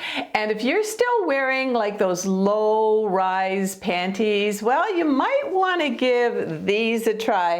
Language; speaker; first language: English; native; English